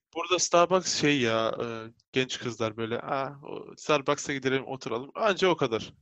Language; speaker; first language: Turkish; early bilingual, heritage; Turkish